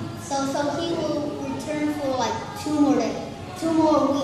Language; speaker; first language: English; non-native, learner; Vietnamese